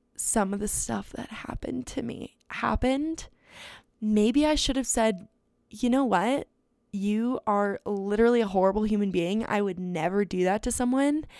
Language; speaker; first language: English; native; English